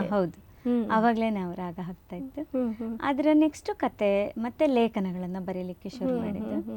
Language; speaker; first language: Kannada; native; Kannada